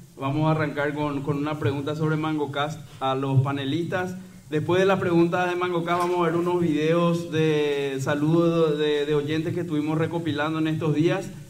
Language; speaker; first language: Spanish; native; Spanish